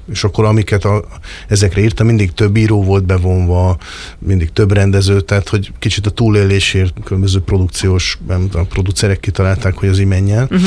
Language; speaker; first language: Hungarian; native; Hungarian